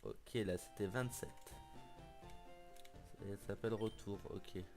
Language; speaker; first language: French; native; French